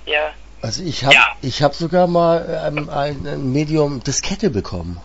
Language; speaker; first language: German; native; German